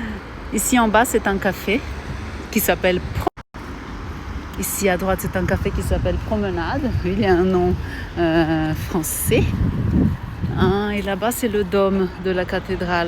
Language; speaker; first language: French; non-native, fluent; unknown